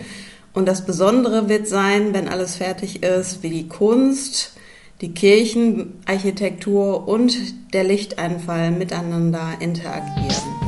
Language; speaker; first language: German; native; German